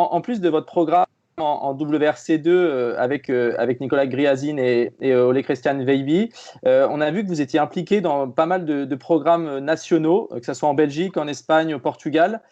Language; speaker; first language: French; native; French